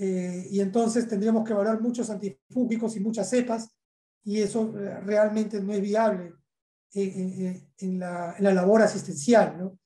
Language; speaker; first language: Spanish; native; Spanish